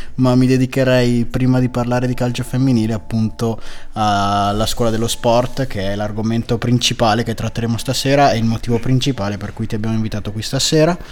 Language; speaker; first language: Italian; native; Italian